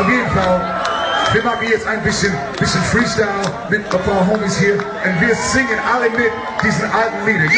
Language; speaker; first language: German; non-native, fluent; English